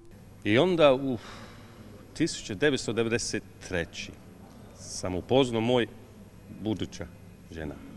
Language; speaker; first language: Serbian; non-native, fluent; English